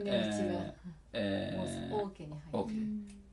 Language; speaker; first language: Japanese; native; Japanese